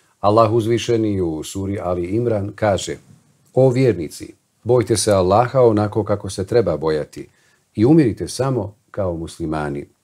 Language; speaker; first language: Bosnian; native; Bosnian